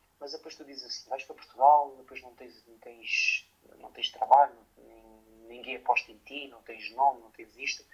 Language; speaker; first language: Portuguese; native; Portuguese